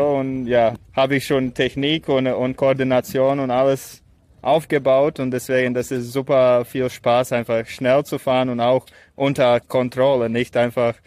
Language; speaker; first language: German; non-native, fluent; Latvian